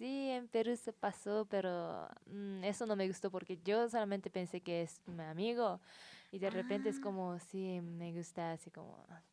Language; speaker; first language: Spanish; non-native, learner; Japanese